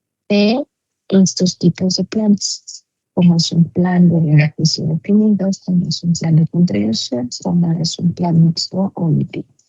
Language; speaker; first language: Spanish; native; Spanish